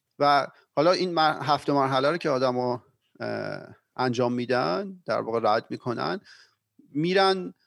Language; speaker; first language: Persian; native; Persian